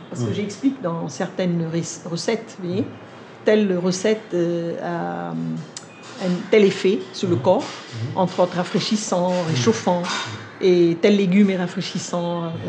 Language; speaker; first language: French; non-native, local second language; Vietnamese